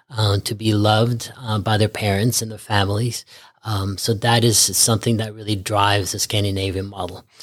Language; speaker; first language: English; early bilingual, other home language; Norwegian